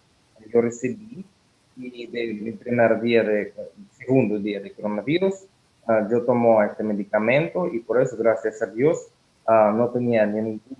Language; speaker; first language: Spanish; non-native, learner; Russian